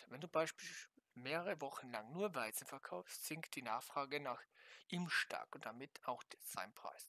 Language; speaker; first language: German; native; German